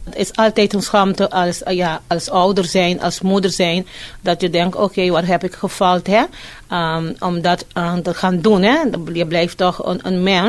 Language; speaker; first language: Dutch; non-native, fluent; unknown